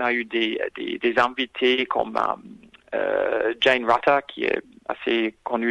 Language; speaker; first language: French; non-native, fluent; English